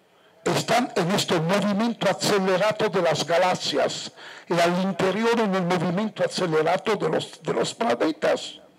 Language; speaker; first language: Spanish; non-native, fluent; Italian